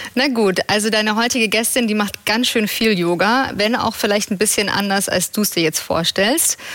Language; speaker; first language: German; native; German